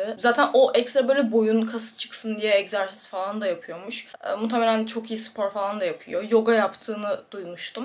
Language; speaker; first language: Turkish; native; Turkish